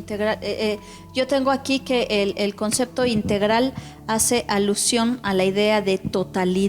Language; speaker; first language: Spanish; native; Spanish